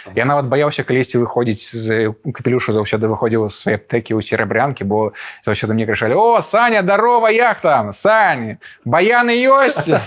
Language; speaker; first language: Belarusian; non-native, local second language; Russian